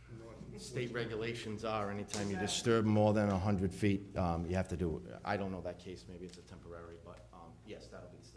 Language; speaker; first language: English; native; English